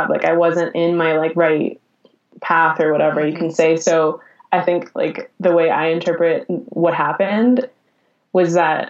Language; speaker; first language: English; native; English